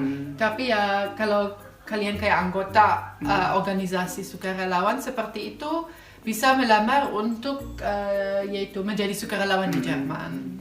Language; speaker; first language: Indonesian; non-native, fluent; German